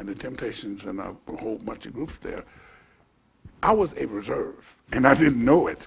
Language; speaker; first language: English; native; English